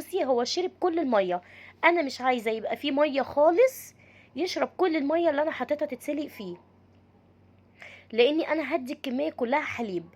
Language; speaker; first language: Arabic; native; Arabic